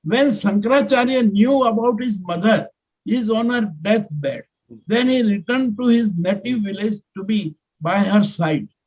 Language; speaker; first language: English; non-native, local second language; Hindi